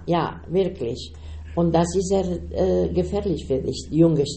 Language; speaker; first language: German; non-native, learner; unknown